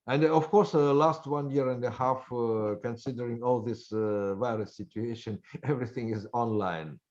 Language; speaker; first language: English; non-native, fluent; Russian